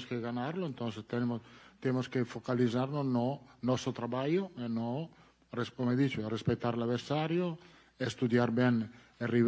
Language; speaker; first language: Portuguese; non-native, learner; Italian